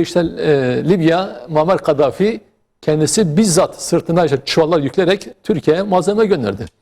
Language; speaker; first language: Turkish; native; Turkish